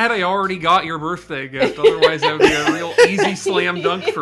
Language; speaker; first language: English; native; English